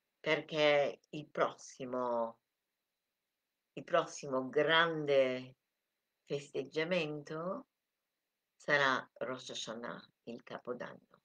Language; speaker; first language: Italian; non-native, fluent; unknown